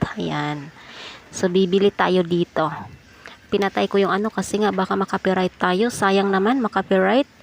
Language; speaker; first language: Filipino; non-native, local second language; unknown